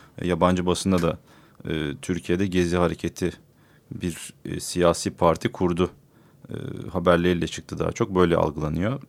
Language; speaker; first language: Turkish; native; Turkish